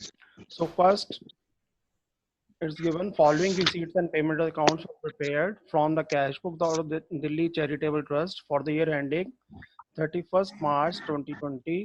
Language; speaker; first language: English; non-native, local second language; Hindi